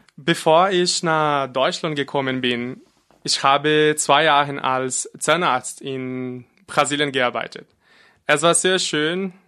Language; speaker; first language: German; non-native, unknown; Portuguese